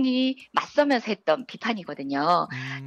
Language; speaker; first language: Korean; native; Korean